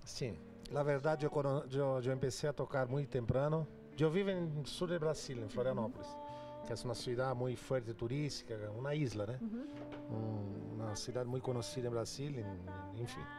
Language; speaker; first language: Spanish; non-native, local second language; Portuguese